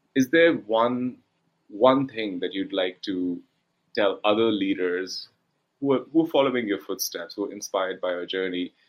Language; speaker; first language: English; non-native, local second language; Hindi